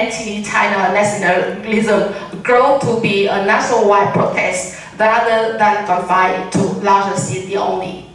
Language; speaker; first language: English; non-native, learner; Vietnamese